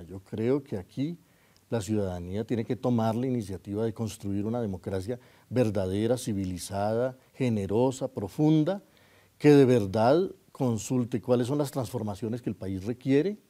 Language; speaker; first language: Spanish; native; Spanish